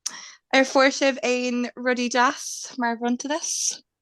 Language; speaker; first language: Irish; non-native, local second language; English